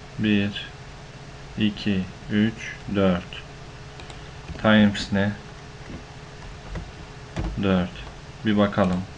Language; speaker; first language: Turkish; native; Turkish